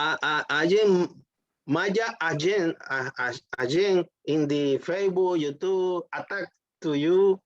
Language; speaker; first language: English; non-native, learner; Spanish